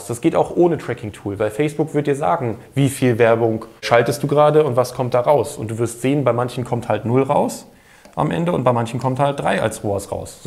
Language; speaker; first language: German; native; German